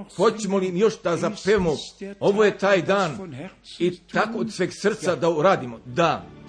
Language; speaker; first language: Croatian; early bilingual, heritage; Croatian